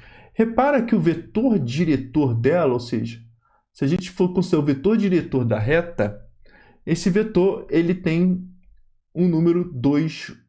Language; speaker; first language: Portuguese; native; Portuguese